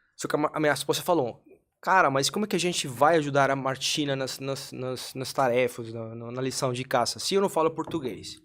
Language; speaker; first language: Portuguese; non-native, fluent; Spanish